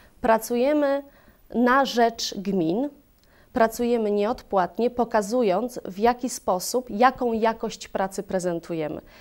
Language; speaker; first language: Polish; native; Polish